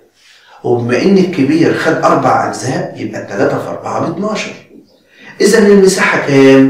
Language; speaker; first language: Arabic; native; Arabic